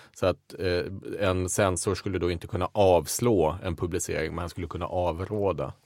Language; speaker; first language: Swedish; native; Swedish